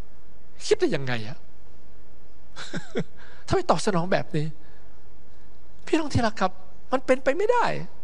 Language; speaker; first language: Thai; native; Thai